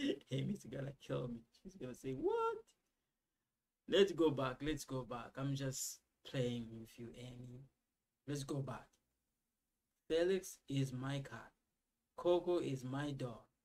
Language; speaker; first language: English; non-native, fluent; Lingala